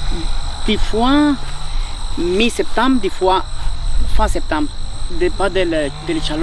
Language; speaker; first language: French; non-native, learner; Spanish